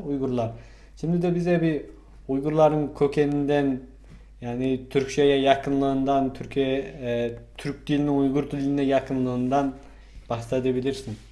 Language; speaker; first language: Turkish; non-native, fluent; Mongolian